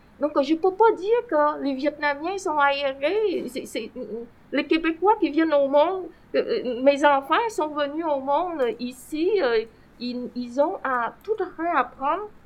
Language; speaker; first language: French; non-native, fluent; Vietnamese